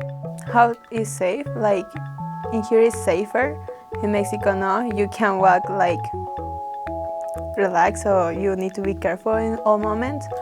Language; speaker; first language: English; non-native, local second language; Spanish